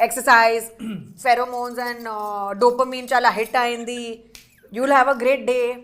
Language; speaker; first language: Telugu; non-native, learner; Hindi